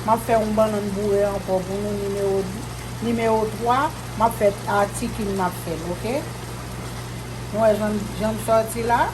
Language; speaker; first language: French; non-native, local second language; Haitian Creole